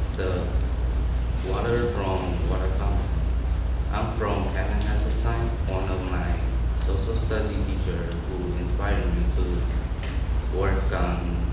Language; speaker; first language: English; non-native, fluent; Spanish